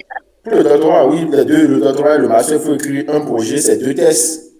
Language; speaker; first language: French; non-native, local second language; Fon